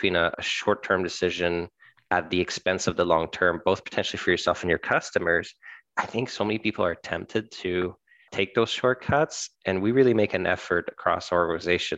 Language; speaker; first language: English; early bilingual, other home language; French